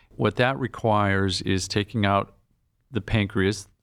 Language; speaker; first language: English; native; English